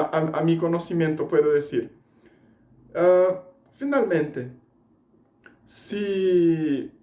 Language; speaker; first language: Spanish; non-native, fluent; Portuguese